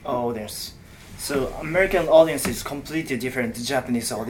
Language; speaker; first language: English; non-native, learner; Japanese